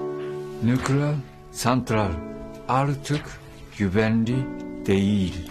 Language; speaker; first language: Turkish; non-native, learner; Japanese